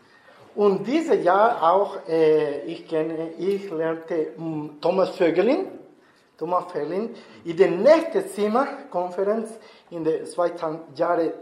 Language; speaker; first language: German; non-native, learner; Spanish